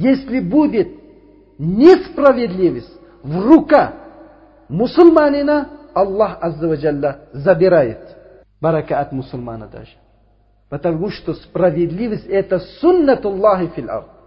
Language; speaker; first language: Russian; non-native, learner; Uzbek